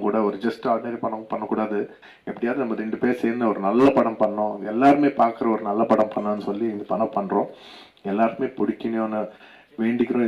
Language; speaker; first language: Tamil; non-native, local second language; Telugu